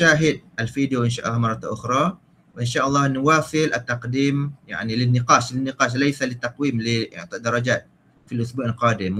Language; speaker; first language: Arabic; non-native, fluent; Malay